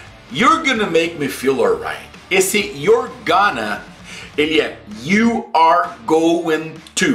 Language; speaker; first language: English; non-native, fluent; Portuguese